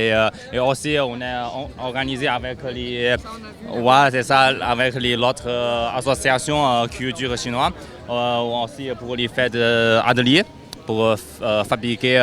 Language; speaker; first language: French; non-native, learner; Chinese